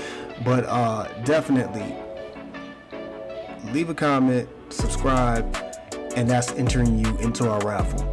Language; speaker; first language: English; native; English